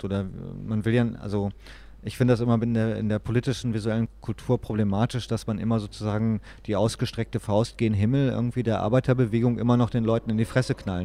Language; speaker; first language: German; native; German